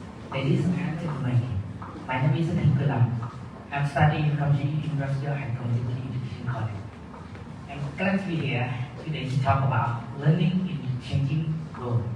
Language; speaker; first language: English; non-native, learner; Thai